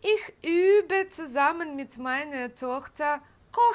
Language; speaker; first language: German; non-native, fluent; Russian